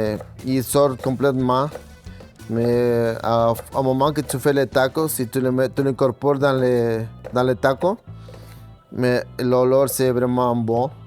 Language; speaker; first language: French; non-native, fluent; Spanish